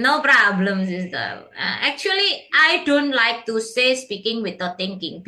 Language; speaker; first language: English; non-native, learner; Indonesian